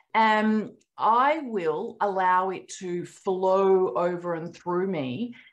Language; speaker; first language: English; native; English